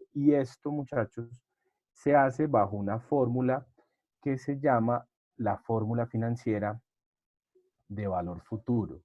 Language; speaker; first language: Spanish; native; Spanish